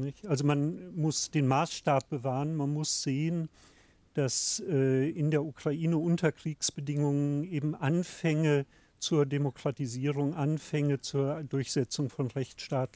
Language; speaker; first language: German; native; German